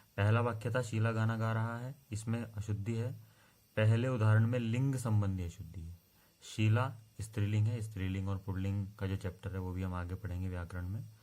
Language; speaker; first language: Hindi; native; Hindi